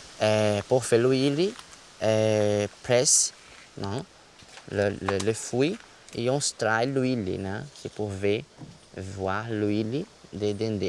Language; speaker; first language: French; non-native, learner; Portuguese